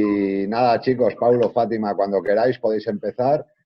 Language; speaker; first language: Spanish; native; Spanish